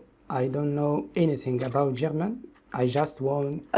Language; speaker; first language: English; non-native, local second language; Arabic